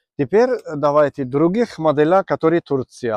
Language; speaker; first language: Russian; non-native, learner; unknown